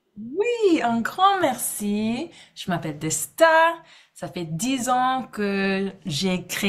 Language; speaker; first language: French; non-native, fluent; English